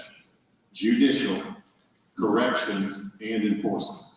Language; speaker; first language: English; native; English